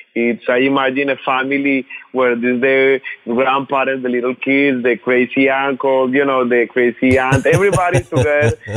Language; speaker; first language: English; non-native, fluent; Spanish